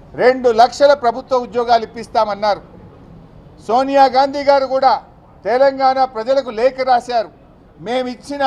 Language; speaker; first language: Telugu; native; Telugu